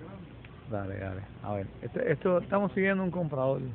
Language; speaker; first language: Spanish; native; Spanish